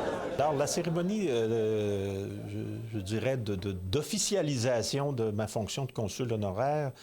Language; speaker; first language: French; native; French